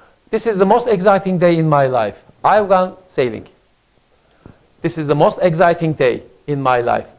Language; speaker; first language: English; non-native, fluent; Turkish